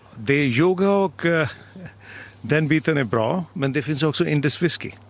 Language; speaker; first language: Swedish; non-native, fluent; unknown